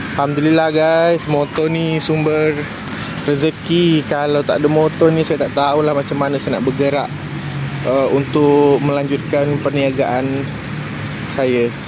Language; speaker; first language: Malay; non-native, fluent; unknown